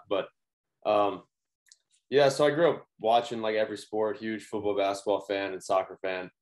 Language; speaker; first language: English; native; English